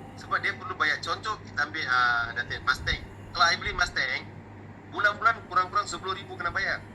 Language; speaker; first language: Malay; non-native, local second language; Tamil